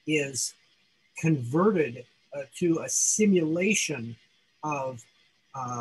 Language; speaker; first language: English; native; English